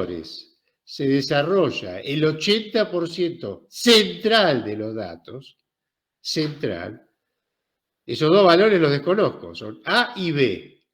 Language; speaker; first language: Spanish; native; Spanish